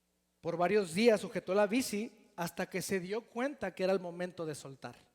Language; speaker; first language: Spanish; native; Spanish